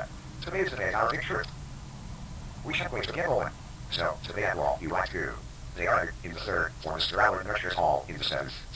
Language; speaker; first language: English; native; English